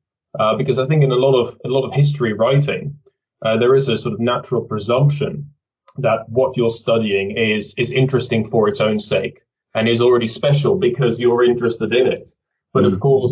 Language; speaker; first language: English; early bilingual, other home language; Dutch